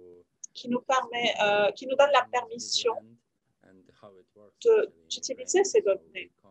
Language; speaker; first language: French; non-native, fluent; Ukrainian